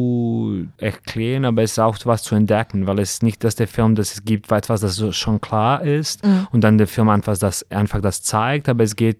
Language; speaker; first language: German; non-native, fluent; Serbian